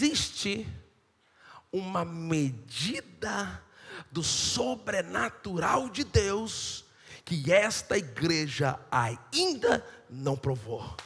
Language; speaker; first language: Portuguese; native; Portuguese